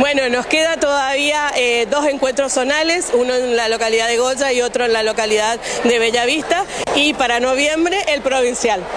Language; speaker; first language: Spanish; native; Spanish